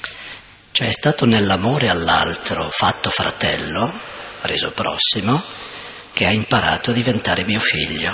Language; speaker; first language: Italian; native; Italian